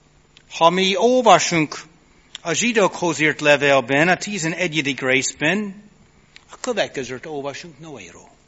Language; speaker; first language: Hungarian; non-native, fluent; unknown